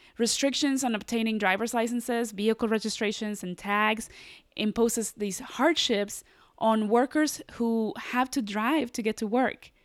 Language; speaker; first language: English; early bilingual, other home language; Spanish